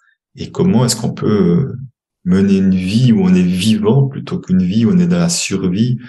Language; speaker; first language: French; native; French